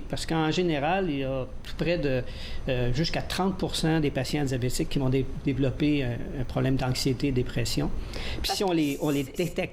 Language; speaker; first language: French; native; French